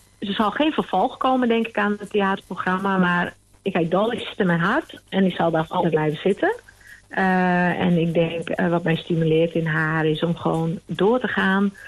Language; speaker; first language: Dutch; non-native, local second language; Western Frisian